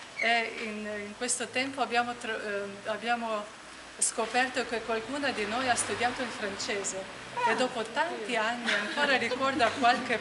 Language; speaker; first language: Italian; non-native, fluent; Slovenian